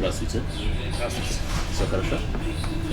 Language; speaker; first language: Russian; non-native, learner; English